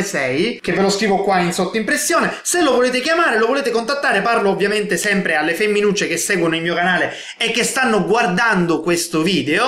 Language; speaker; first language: Italian; native; Italian